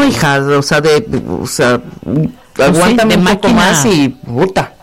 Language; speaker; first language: Spanish; native; Spanish